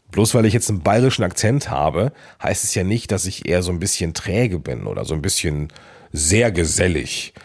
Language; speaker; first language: German; native; German